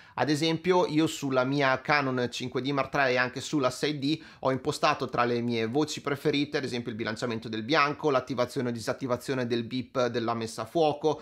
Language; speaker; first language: Italian; native; Italian